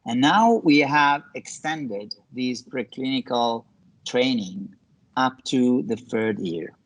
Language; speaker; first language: English; non-native, fluent; Italian